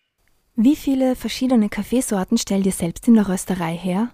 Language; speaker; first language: German; native; German